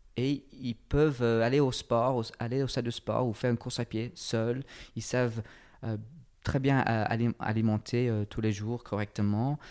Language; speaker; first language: French; non-native, fluent; English